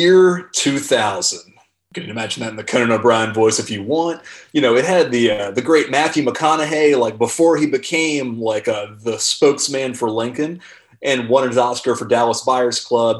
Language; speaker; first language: English; native; English